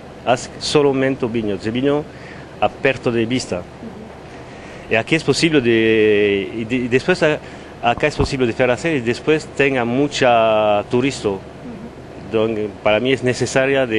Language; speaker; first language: Spanish; non-native, learner; French